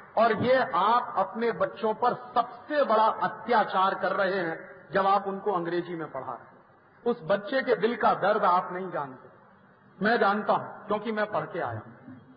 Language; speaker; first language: Hindi; native; Hindi